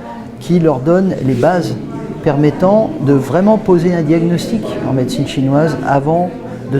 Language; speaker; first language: French; native; French